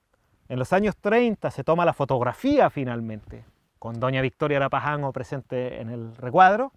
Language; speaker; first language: Spanish; native; Spanish